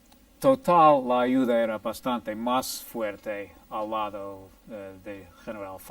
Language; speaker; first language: Spanish; non-native, fluent; English